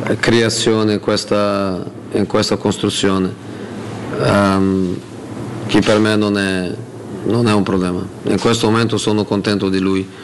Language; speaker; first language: Italian; non-native, fluent; Portuguese